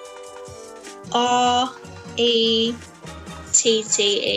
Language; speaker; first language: English; native; English